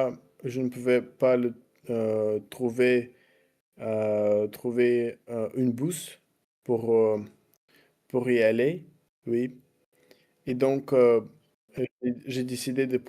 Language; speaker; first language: French; non-native, learner; Russian